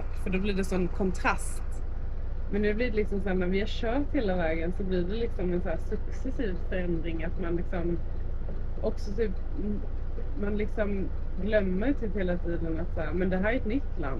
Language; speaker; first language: Swedish; native; Swedish